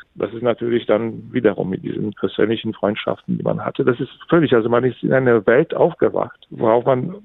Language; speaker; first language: German; non-native, fluent; Polish